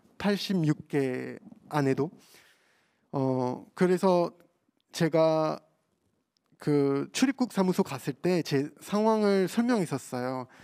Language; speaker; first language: Korean; non-native, fluent; French